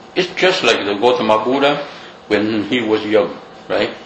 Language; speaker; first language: English; non-native, fluent; Vietnamese